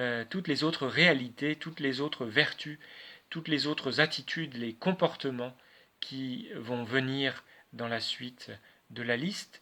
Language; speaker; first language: French; native; French